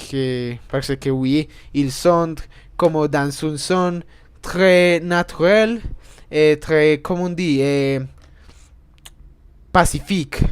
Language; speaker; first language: French; non-native, learner; Spanish